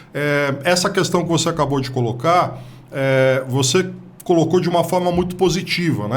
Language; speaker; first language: Portuguese; native; Portuguese